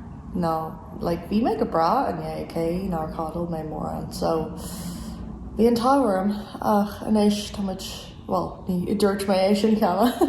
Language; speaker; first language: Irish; non-native, learner; English